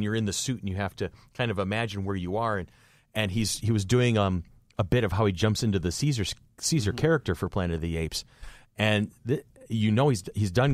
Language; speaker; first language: English; native; English